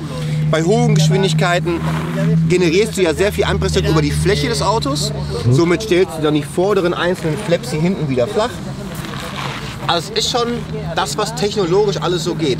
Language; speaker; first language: German; native; German